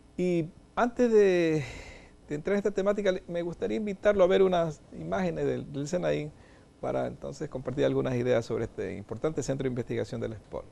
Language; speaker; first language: Spanish; native; Spanish